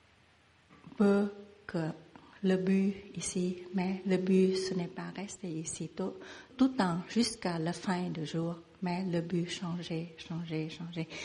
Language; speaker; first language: French; non-native, learner; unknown